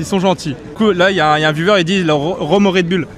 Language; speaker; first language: French; native; French